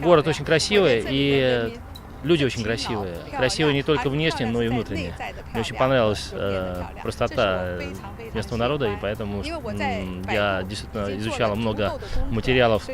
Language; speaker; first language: Russian; non-native, fluent; Chinese